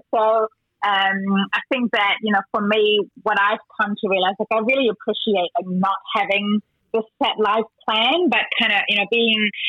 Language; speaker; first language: English; non-native, fluent; German